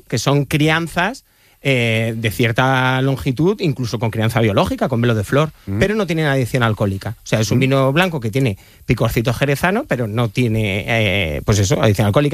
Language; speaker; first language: Spanish; native; Spanish